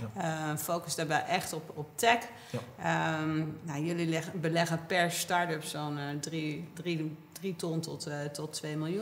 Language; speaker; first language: Dutch; native; Dutch